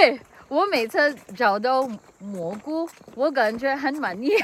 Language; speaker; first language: Chinese; non-native, learner; Filipino